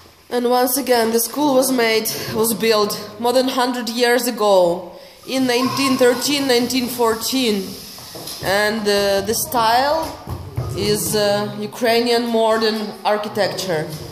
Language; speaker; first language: English; non-native, fluent; Ukrainian